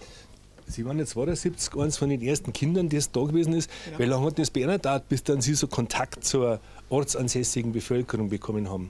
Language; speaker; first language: German; native; German